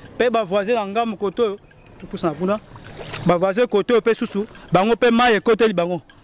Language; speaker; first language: Lingala; native; Lingala